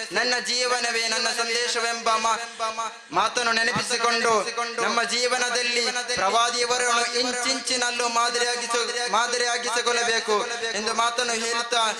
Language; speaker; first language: Kannada; non-native, local second language; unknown